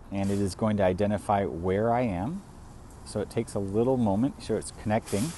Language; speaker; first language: English; native; English